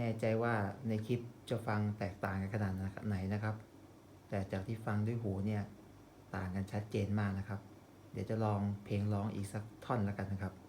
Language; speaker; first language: Thai; native; Thai